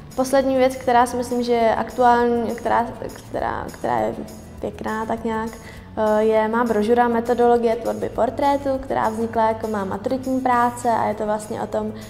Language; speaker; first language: Czech; native; Czech